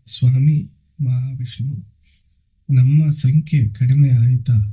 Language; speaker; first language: Kannada; non-native, local second language; Telugu